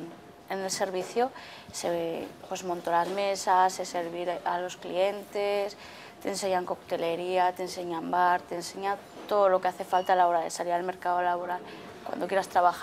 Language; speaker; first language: Spanish; native; Spanish